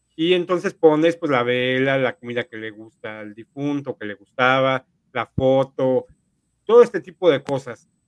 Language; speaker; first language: Spanish; native; Spanish